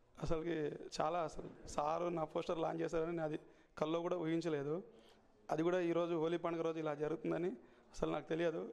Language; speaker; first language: Telugu; native; Telugu